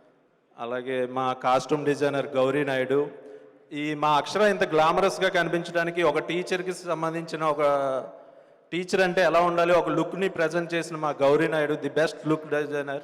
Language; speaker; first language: Telugu; native; Telugu